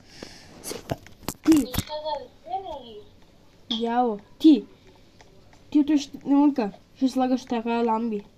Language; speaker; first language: Bulgarian; early bilingual, heritage; Bulgarian